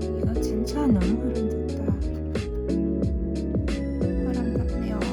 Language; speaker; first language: Korean; non-native, learner; English